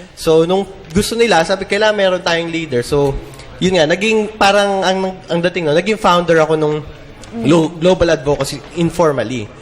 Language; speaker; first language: Filipino; native; Filipino